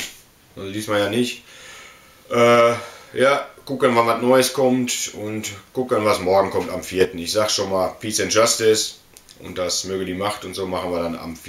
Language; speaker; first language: German; native; German